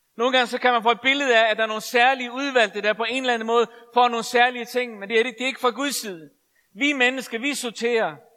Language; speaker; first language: Danish; non-native, local second language; Faroese